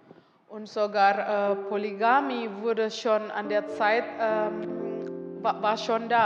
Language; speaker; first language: German; non-native, learner; Indonesian